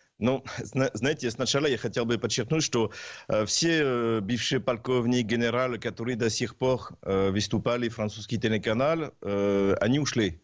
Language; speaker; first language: Russian; non-native, learner; French